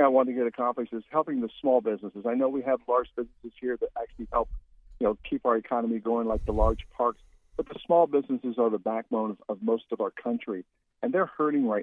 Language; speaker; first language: English; native; English